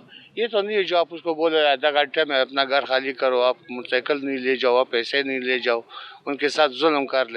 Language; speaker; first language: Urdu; non-native, local second language; Pashto